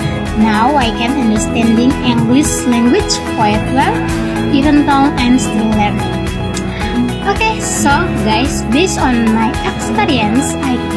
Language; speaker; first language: English; non-native, learner; Indonesian